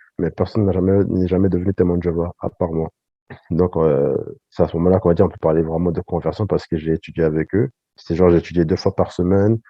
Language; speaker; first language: French; early bilingual, other home language; Sango